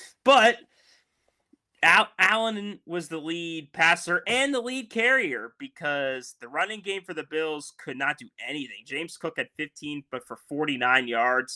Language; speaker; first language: English; native; English